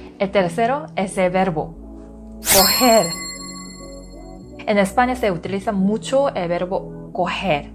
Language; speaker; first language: Spanish; non-native, learner; Korean